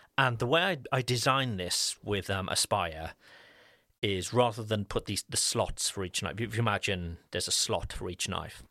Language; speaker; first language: English; native; English